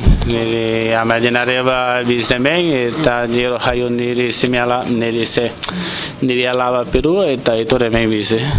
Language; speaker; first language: Basque; non-native, learner; Portuguese